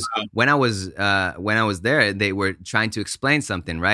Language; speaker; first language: English; non-native, fluent; Hebrew